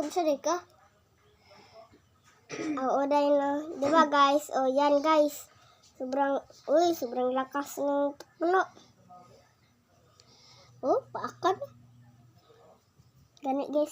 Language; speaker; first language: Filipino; non-native, local second language; Cebuano